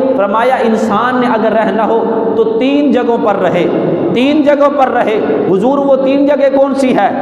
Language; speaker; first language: Urdu; non-native, local second language; Punjabi